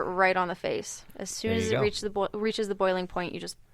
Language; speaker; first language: English; native; English